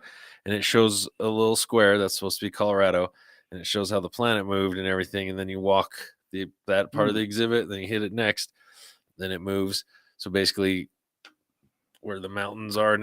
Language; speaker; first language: English; native; English